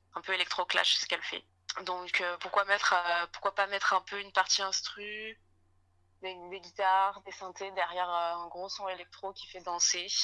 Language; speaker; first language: French; native; French